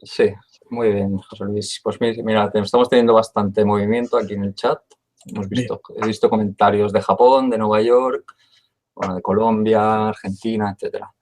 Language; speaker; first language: Spanish; native; Spanish